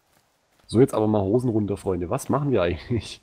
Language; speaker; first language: German; native; German